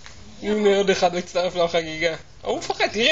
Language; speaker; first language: Hebrew; native; Hebrew